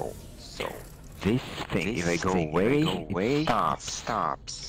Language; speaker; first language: English; non-native, learner; German